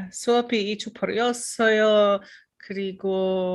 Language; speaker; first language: Korean; non-native, learner; English